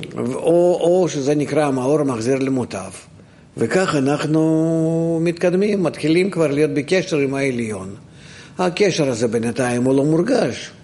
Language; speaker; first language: Hebrew; non-native, fluent; Russian